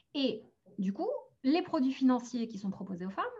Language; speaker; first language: French; early bilingual, other home language; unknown